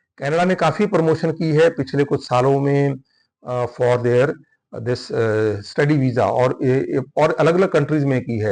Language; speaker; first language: Hindi; non-native, local second language; Punjabi